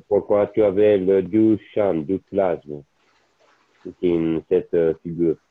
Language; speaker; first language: French; non-native, learner; Italian